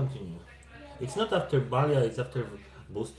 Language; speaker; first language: English; non-native, learner; Polish